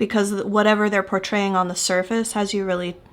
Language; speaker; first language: English; native; English